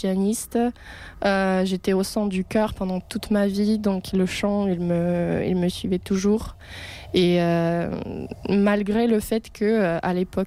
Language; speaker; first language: French; non-native, fluent; Russian